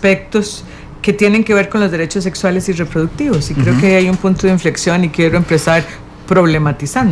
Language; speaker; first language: Spanish; native; Spanish